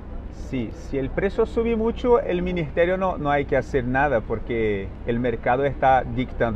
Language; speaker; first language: Spanish; non-native, fluent; Portuguese